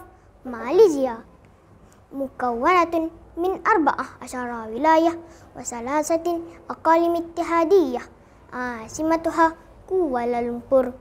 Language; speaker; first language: Arabic; non-native, learner; Malay